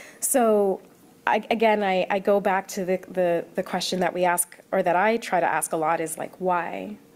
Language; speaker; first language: English; early bilingual, other home language; Arabic